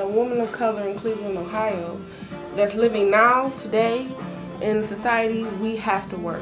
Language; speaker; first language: English; native; English